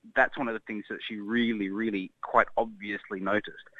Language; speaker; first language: English; native; English